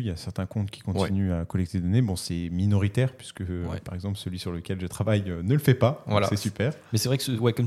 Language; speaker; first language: French; native; French